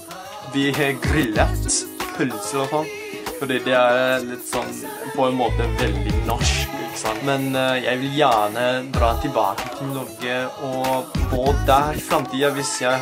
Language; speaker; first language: Norwegian; non-native, fluent; Japanese